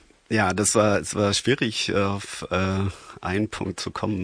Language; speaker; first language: German; non-native, fluent; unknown